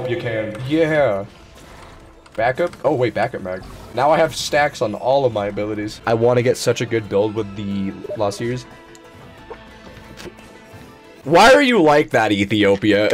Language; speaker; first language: English; native; English